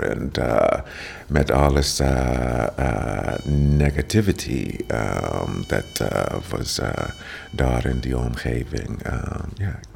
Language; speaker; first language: Dutch; non-native, learner; English